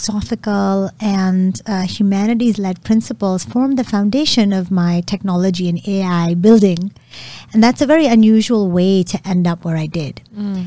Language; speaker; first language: English; non-native, local second language; Urdu